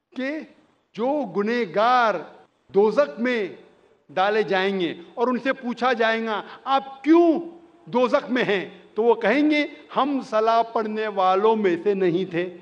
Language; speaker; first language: Hindi; non-native, local second language; Konkani